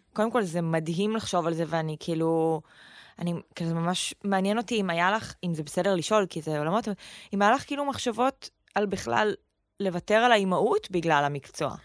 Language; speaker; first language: Hebrew; native; Hebrew